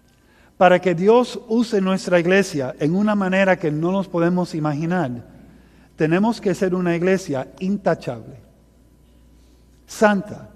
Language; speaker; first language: Spanish; early bilingual, heritage; Spanish